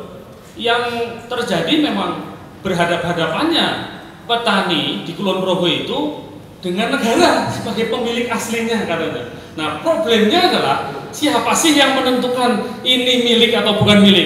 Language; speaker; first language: Indonesian; native; Indonesian